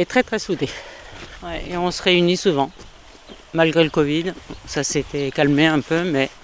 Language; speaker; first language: French; native; French